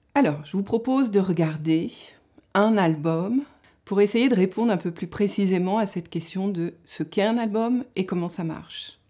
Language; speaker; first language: French; native; French